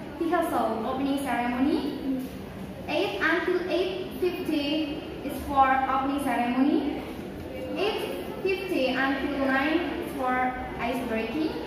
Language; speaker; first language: English; non-native, learner; Indonesian